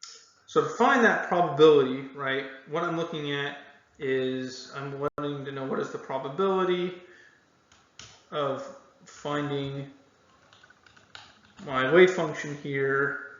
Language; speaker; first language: English; native; English